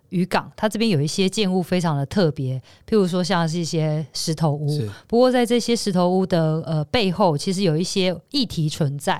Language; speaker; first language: Chinese; native; Chinese